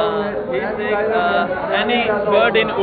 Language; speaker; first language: English; non-native, local second language; Urdu